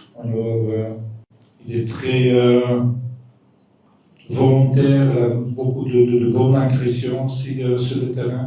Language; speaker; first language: French; non-native, local second language; Dutch